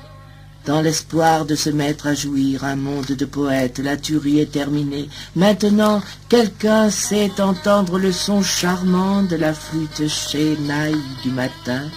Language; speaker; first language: French; native; French